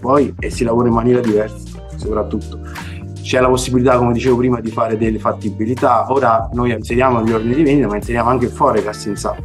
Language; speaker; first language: Italian; native; Italian